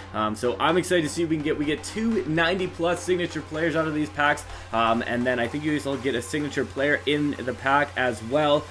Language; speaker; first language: English; native; English